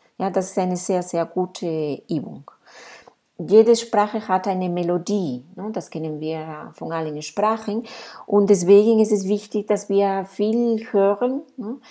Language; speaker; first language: German; non-native, fluent; Spanish